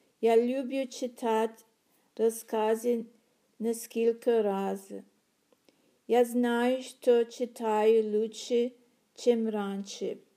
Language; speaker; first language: Russian; non-native, learner; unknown